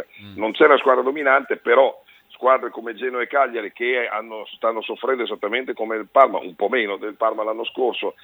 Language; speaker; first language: Italian; native; Italian